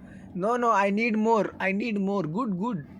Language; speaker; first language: English; non-native, learner; Hindi